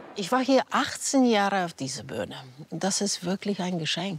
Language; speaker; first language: German; non-native, fluent; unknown